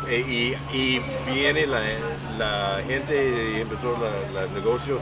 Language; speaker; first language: Spanish; non-native, learner; English